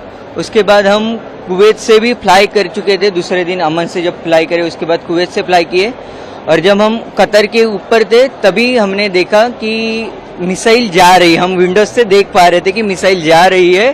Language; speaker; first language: Hindi; native; Hindi